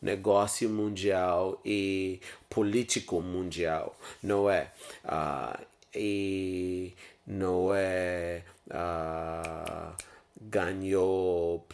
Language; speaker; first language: Portuguese; non-native, learner; English